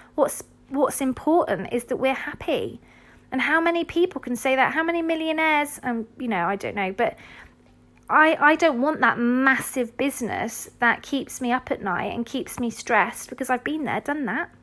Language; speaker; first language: English; native; English